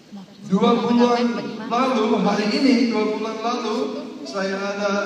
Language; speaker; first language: Indonesian; non-native, learner; English